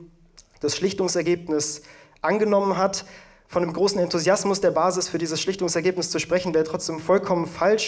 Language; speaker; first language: German; native; German